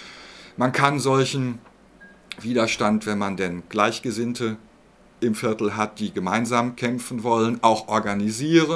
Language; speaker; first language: German; native; German